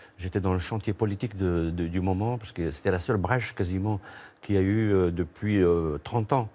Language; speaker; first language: French; non-native, local second language; Kabyle